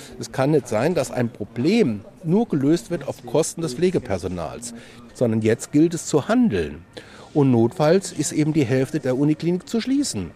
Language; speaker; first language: German; native; German